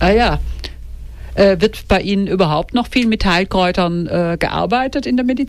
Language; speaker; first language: German; native; German